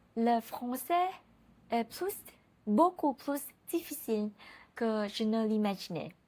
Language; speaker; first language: French; non-native, learner; Vietnamese